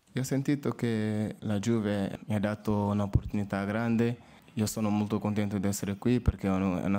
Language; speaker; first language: Italian; non-native, learner; Portuguese